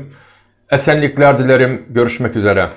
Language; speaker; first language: Turkish; native; Turkish